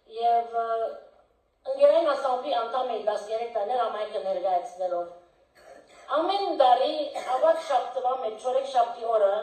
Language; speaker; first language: Armenian; early bilingual, heritage; Armenian